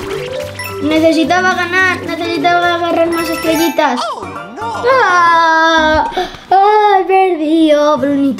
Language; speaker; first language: Spanish; native; Spanish